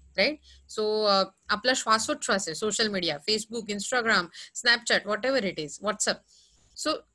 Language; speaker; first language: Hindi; non-native, local second language; Marathi